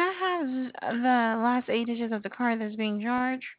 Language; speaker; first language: English; native; English